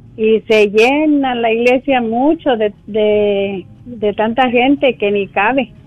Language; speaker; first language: Spanish; native; Spanish